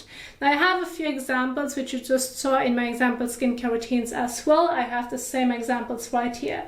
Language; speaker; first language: English; non-native, fluent; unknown